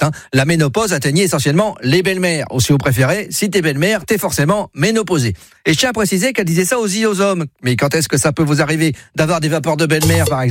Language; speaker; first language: French; native; French